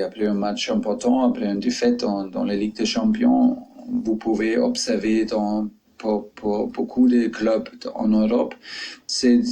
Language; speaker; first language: French; non-native, fluent; German